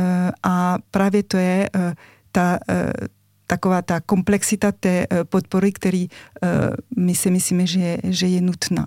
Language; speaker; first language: Czech; non-native, fluent; French